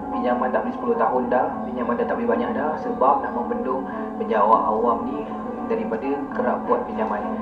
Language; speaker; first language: Malay; native; Malay